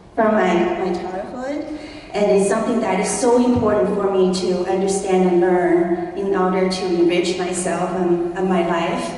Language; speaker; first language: English; early bilingual, other home language; Chinese